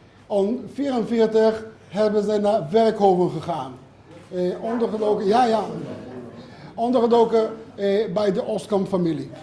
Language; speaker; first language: Dutch; non-native, learner; Hebrew